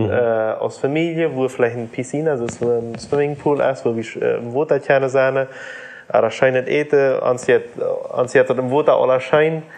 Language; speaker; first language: German; non-native, learner; Plautdietsch